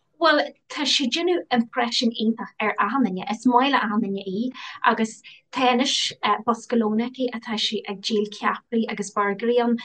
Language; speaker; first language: Irish; non-native, local second language; English